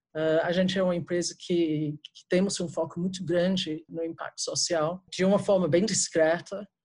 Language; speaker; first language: Portuguese; non-native, fluent; English